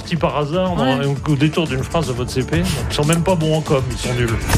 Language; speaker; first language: French; native; French